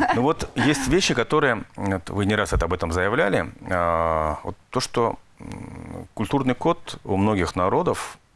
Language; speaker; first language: Russian; native; Russian